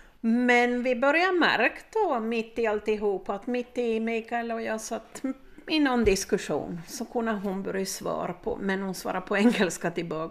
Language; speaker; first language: Swedish; native; Swedish